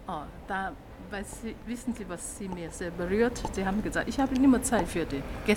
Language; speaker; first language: German; non-native, learner; Chinese